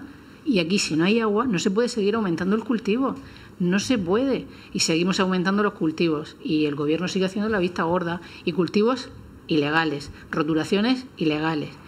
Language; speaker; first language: Spanish; native; Spanish